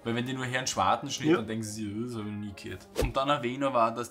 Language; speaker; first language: German; native; German